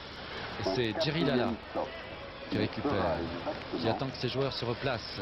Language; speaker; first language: French; native; French